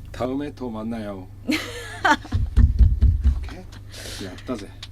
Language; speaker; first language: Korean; non-native, learner; Japanese